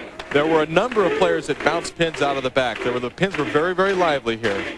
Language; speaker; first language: English; native; English